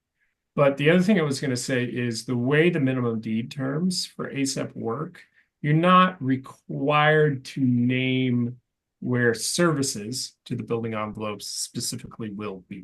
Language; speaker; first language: English; native; English